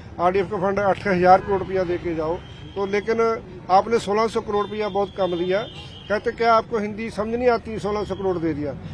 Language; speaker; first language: Hindi; non-native, local second language; Punjabi